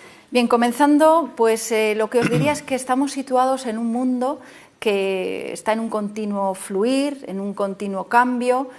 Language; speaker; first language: Spanish; native; Spanish